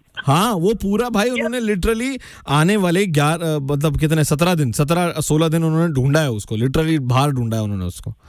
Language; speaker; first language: Hindi; native; Hindi